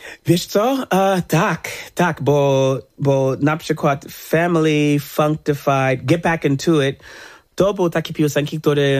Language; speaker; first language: Polish; non-native, fluent; English